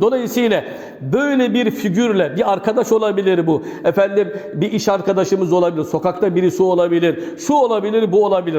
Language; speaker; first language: Turkish; native; Turkish